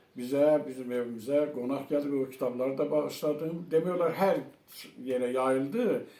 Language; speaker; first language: Azerbaijani; non-native, local second language; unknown